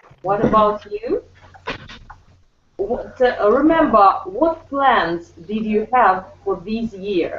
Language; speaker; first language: English; non-native, fluent; Russian